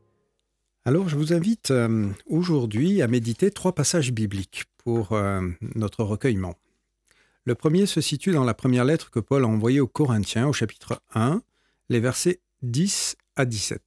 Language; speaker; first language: French; native; French